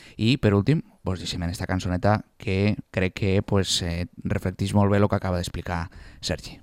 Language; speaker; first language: Catalan; native; Catalan